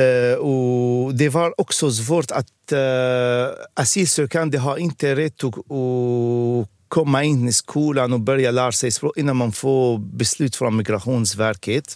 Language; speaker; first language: Swedish; non-native, local second language; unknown